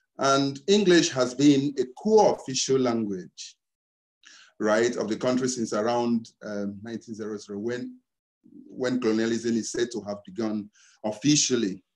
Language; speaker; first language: English; non-native, local second language; Igbo